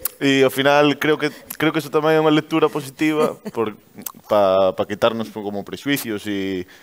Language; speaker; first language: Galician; native; Galician